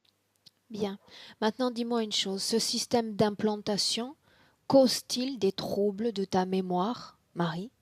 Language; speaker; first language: French; native; French